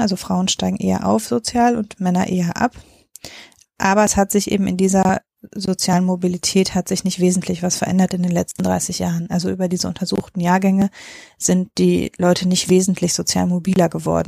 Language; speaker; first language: German; native; German